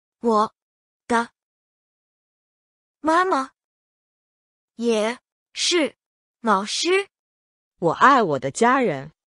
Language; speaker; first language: Chinese; non-native, learner; English